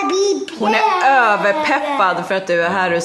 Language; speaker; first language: Swedish; native; Swedish